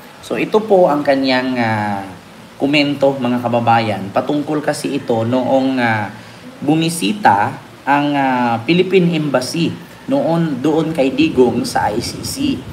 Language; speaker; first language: Filipino; non-native, local second language; Cebuano